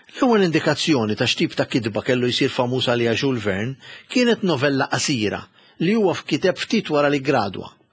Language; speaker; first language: Maltese; native; Maltese